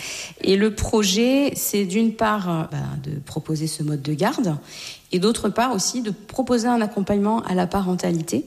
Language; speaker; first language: French; native; French